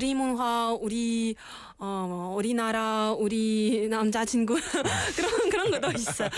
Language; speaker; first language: Korean; non-native, learner; Russian